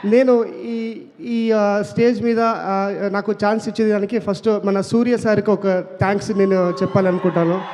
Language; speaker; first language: Telugu; non-native, learner; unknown